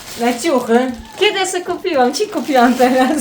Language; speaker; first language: Polish; native; Polish